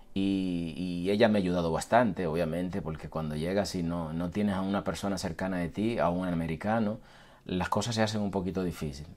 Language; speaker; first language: Spanish; native; Spanish